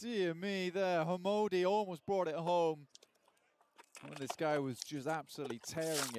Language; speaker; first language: English; native; English